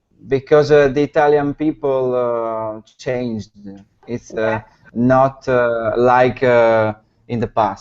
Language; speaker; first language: English; non-native, learner; Italian